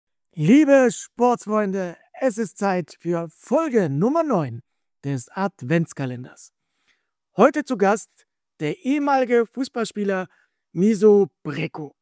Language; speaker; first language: German; native; German